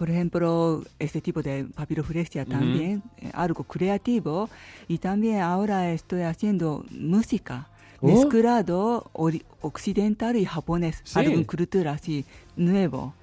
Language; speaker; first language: Spanish; non-native, learner; Japanese